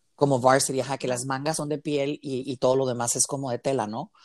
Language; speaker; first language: Spanish; native; Spanish